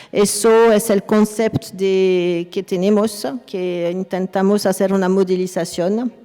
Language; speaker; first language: Spanish; non-native, fluent; French